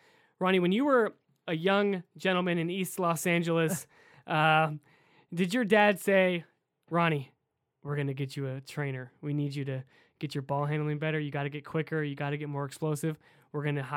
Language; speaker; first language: English; native; English